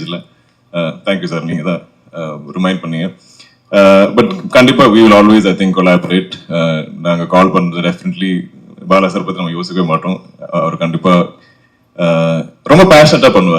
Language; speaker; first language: Tamil; non-native, local second language; Malayalam